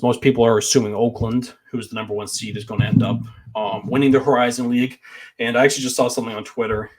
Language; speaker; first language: English; native; English